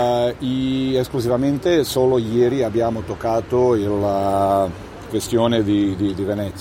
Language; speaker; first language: Italian; non-native, fluent; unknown